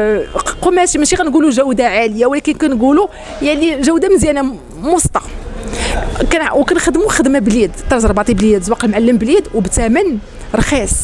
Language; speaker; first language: Arabic; native; Arabic